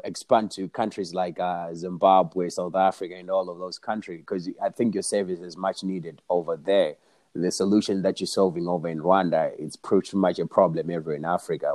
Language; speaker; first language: English; non-native, local second language; Shona